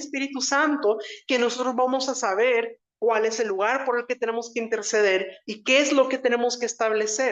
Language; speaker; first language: Spanish; native; Spanish